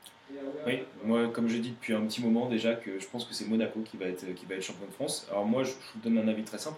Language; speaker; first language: French; native; French